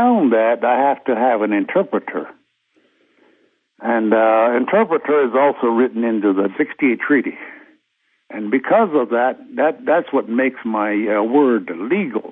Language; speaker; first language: English; early bilingual, other home language; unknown